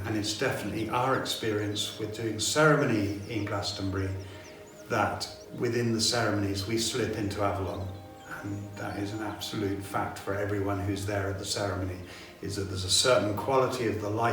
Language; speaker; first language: English; native; English